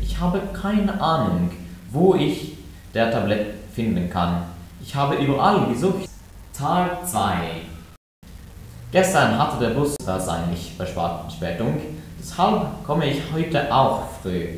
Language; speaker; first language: German; non-native, learner; Norwegian